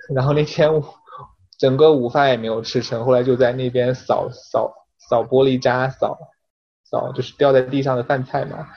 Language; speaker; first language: Chinese; native; Chinese